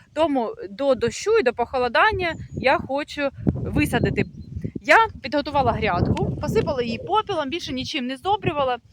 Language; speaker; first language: Ukrainian; non-native, local second language; Russian